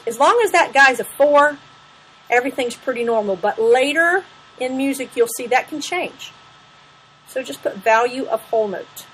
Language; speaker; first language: English; native; English